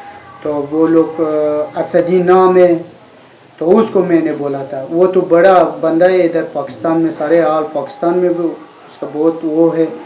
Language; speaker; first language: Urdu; non-native, learner; Persian